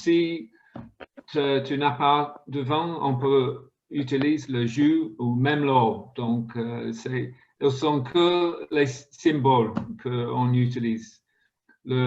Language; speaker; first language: French; non-native, fluent; English